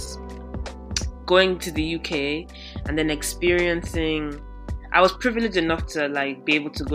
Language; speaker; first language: English; non-native, local second language; Yoruba